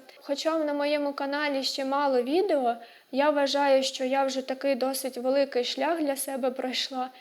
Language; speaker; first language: Ukrainian; non-native, local second language; Russian